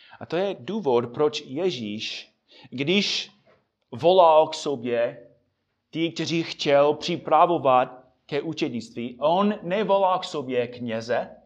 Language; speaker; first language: Czech; non-native, fluent; English